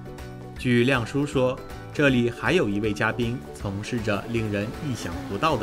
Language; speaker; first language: Chinese; native; Chinese